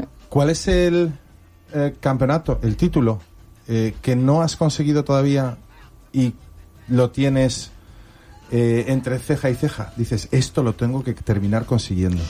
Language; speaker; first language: Spanish; native; Spanish